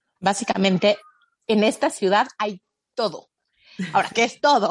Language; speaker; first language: Spanish; native; Spanish